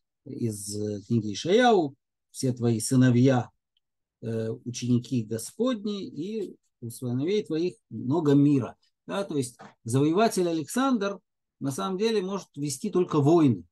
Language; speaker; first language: Russian; native; Russian